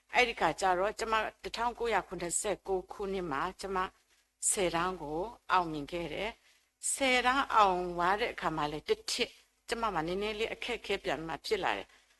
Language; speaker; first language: Burmese; native; Burmese